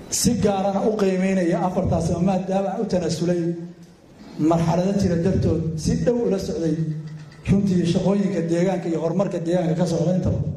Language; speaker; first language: Somali; native; Somali